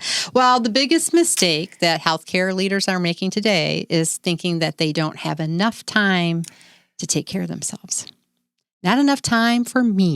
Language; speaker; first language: English; native; English